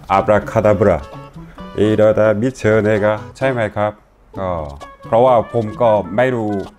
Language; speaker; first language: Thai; non-native, learner; Korean